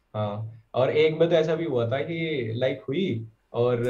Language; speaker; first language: Hindi; native; Hindi